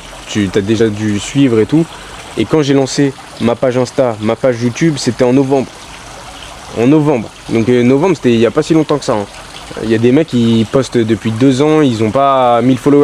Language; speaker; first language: French; native; French